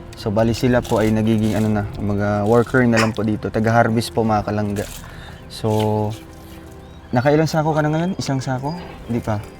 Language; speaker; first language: Filipino; non-native, local second language; Cebuano